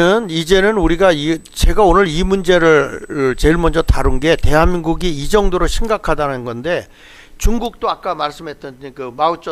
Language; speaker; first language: Korean; native; Korean